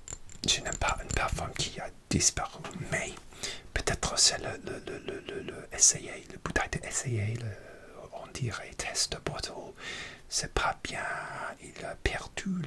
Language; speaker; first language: French; non-native, learner; English